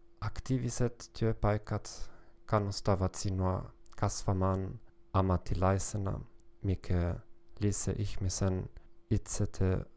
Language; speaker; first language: Finnish; non-native, learner; German